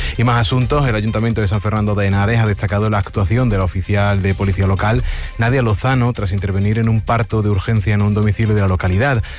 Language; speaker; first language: Spanish; native; Spanish